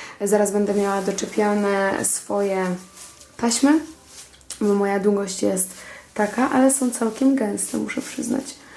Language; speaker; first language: Polish; native; Polish